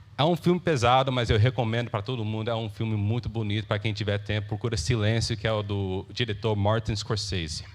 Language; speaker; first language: Portuguese; early bilingual, heritage; English